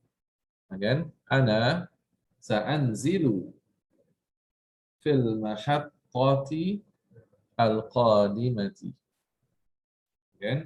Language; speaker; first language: Arabic; non-native, fluent; English